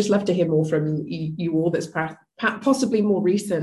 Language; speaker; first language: English; native; English